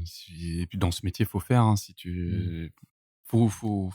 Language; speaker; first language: French; native; French